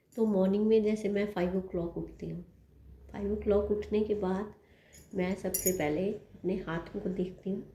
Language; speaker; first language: Hindi; non-native, local second language; Punjabi